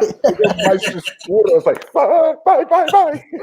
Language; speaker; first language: Portuguese; non-native, learner; English